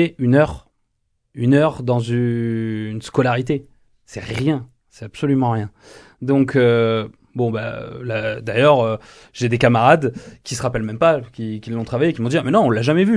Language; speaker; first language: French; native; French